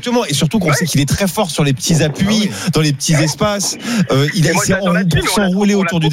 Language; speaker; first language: French; native; French